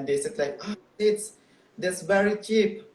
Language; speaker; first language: English; non-native, local second language; Indonesian